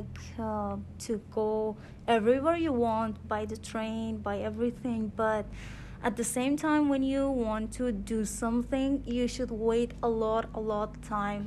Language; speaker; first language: English; non-native, fluent; Persian